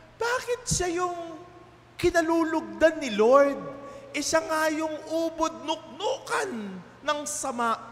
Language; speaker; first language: Filipino; native; Filipino